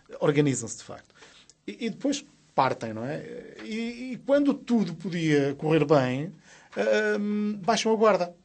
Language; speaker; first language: Portuguese; native; Portuguese